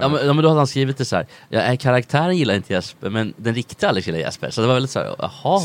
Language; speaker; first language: Swedish; native; Swedish